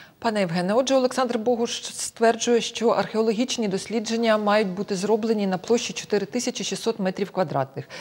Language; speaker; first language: Ukrainian; native; Ukrainian